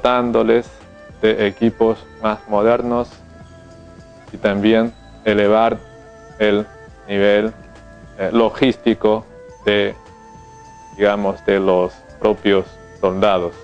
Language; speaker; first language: Spanish; non-native, fluent; Chinese